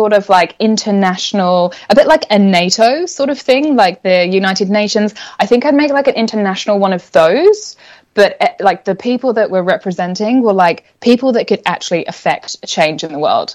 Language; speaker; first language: English; native; English